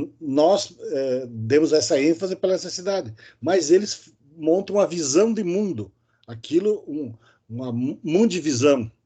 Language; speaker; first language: Portuguese; native; Portuguese